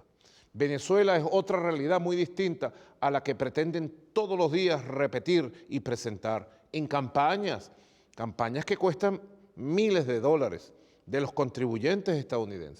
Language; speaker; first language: Spanish; native; Spanish